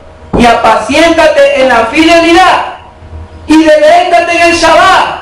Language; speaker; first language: Spanish; native; Spanish